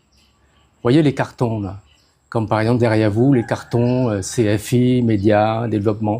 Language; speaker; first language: French; non-native, fluent; Khmer